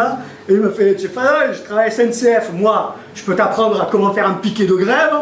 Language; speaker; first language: French; native; French